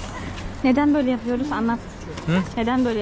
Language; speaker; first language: Turkish; native; Turkish